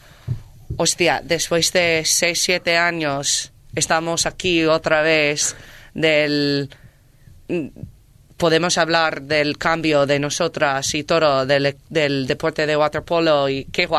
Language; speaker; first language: Spanish; non-native, learner; English